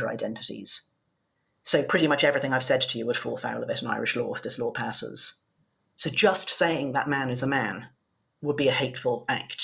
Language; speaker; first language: English; native; English